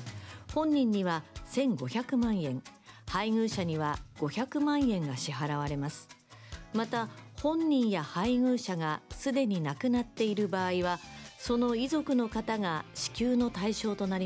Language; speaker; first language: Japanese; native; Japanese